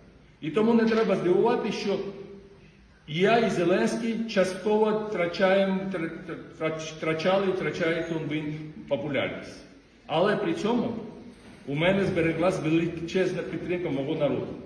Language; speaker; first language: Ukrainian; non-native, fluent; Georgian